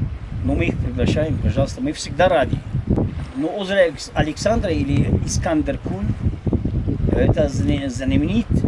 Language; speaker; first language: Russian; non-native, local second language; Tajik